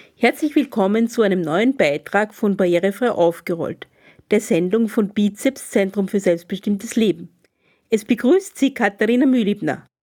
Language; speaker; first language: German; native; German